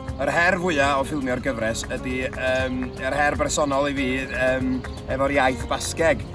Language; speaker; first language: Welsh; native; Welsh